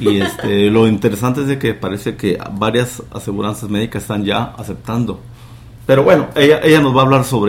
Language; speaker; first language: Spanish; native; Spanish